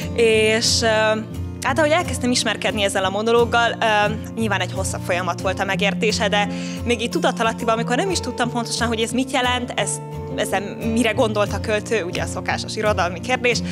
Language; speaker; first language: Hungarian; native; Hungarian